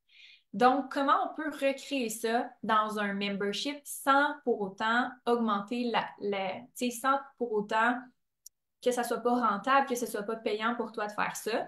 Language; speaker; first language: French; native; French